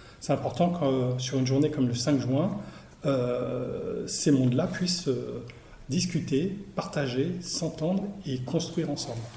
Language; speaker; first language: French; native; French